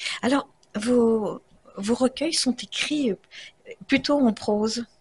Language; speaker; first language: French; native; French